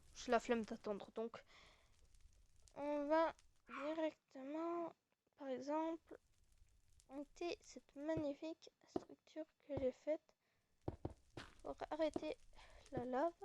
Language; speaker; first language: French; native; French